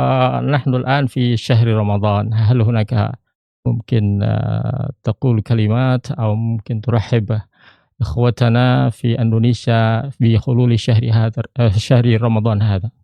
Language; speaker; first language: Arabic; non-native, fluent; Indonesian